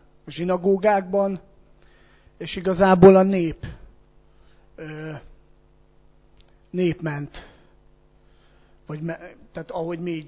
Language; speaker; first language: Hungarian; native; Hungarian